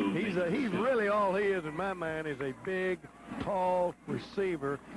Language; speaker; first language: English; native; English